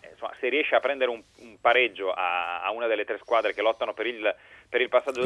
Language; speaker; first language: Italian; native; Italian